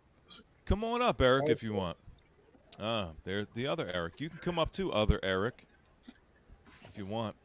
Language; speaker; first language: English; native; English